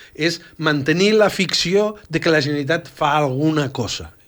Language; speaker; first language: Catalan; early bilingual, other home language; Spanish